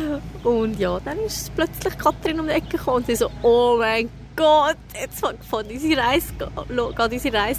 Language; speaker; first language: German; native; German